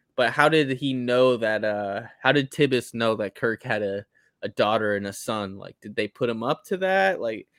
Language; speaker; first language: English; native; English